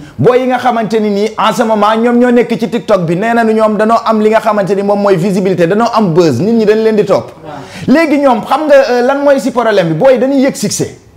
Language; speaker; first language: Wolof; native; Wolof